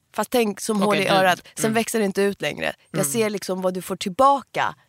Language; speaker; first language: Swedish; early bilingual, other home language; Persian